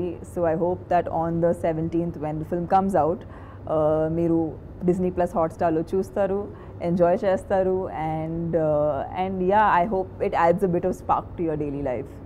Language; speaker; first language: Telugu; non-native, fluent; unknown